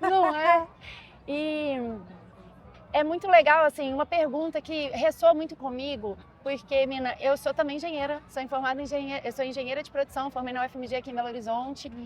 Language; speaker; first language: Portuguese; native; Portuguese